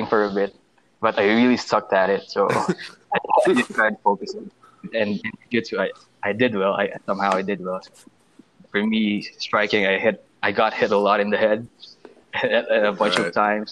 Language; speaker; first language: English; non-native, local second language; Filipino